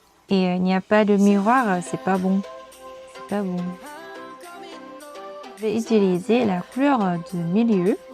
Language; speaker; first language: French; non-native, learner; Korean